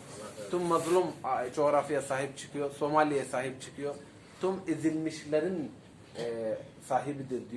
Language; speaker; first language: Turkish; non-native, fluent; Somali